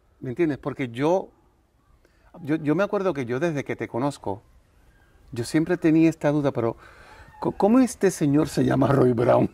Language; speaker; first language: Spanish; native; Spanish